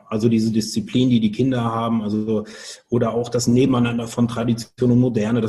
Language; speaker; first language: German; native; German